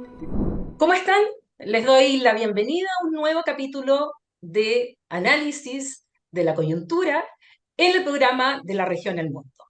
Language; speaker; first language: Spanish; native; Spanish